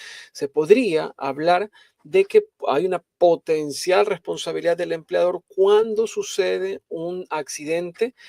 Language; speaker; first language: Spanish; native; Spanish